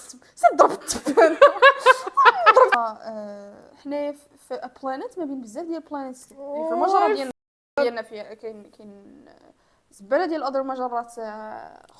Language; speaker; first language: Arabic; native; Arabic